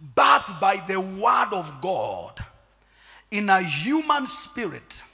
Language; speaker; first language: English; non-native, local second language; Swahili